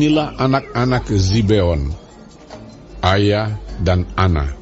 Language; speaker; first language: Indonesian; native; Indonesian